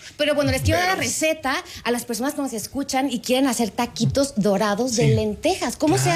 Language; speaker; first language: Spanish; native; Spanish